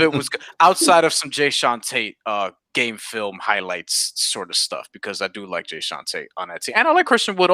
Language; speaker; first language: English; native; English